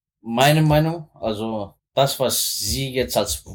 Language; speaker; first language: German; non-native, fluent; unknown